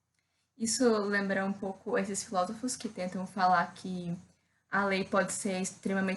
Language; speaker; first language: Portuguese; native; Portuguese